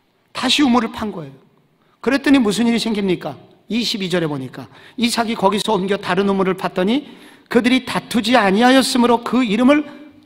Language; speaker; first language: Korean; native; Korean